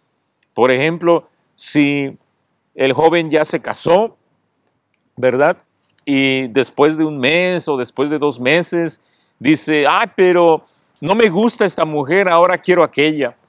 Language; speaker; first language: Spanish; native; Spanish